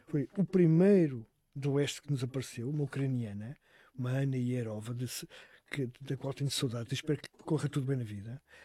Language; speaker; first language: Portuguese; native; Portuguese